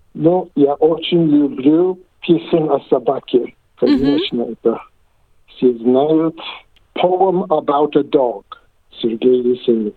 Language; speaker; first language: Russian; non-native, fluent; English